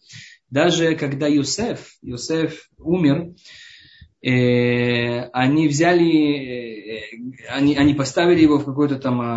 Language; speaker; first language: Russian; early bilingual, heritage; Hebrew